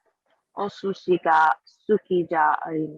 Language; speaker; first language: Japanese; non-native, learner; English